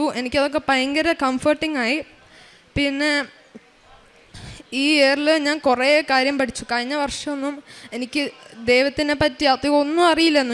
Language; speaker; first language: Malayalam; early bilingual, heritage; Malayalam